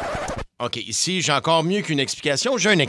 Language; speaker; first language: French; native; French